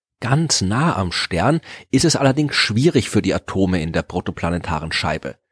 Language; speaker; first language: German; native; German